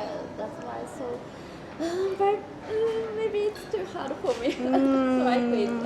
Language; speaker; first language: English; non-native, learner; Japanese